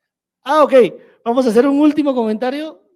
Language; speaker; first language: Spanish; native; Spanish